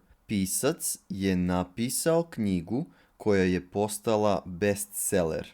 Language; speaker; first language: Serbian; native; Serbian